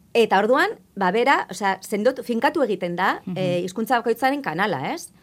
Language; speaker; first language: Basque; native; Basque